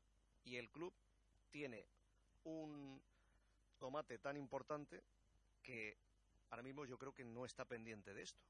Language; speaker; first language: Spanish; native; Spanish